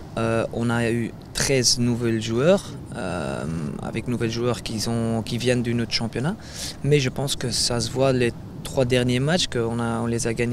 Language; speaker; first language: French; non-native, fluent; Dutch